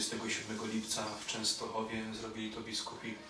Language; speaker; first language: Polish; native; Polish